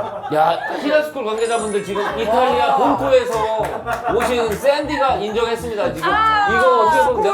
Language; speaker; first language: Korean; native; Korean